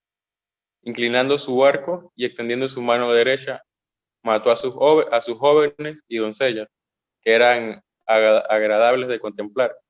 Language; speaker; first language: Spanish; native; Spanish